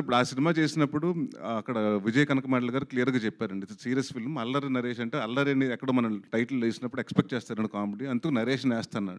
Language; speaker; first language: Telugu; native; Telugu